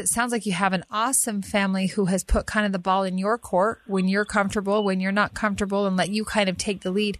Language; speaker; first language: English; native; English